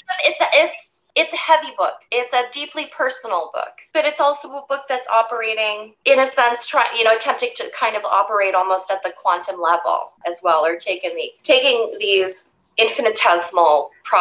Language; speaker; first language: English; native; English